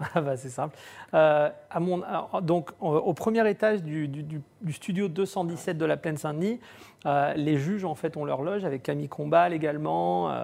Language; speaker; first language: French; native; French